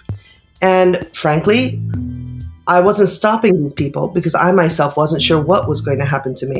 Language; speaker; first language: English; native; English